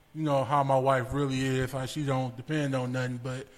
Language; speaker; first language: English; native; English